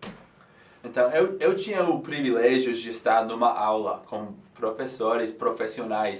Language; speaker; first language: Portuguese; non-native, fluent; English